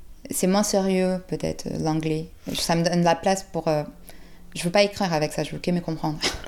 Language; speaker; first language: French; non-native, fluent; Portuguese